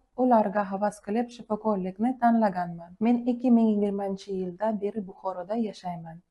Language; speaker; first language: Uzbek; non-native, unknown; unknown